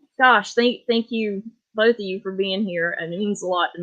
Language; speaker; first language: English; native; English